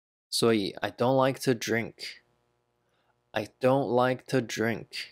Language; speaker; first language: English; non-native, fluent; Chinese